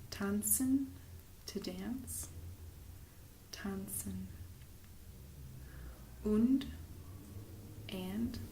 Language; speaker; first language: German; non-native, fluent; English